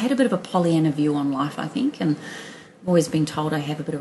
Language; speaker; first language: English; native; English